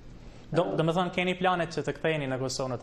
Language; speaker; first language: Albanian; native; Albanian